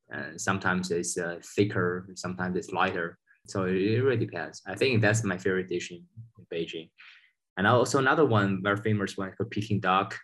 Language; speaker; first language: English; non-native, fluent; Chinese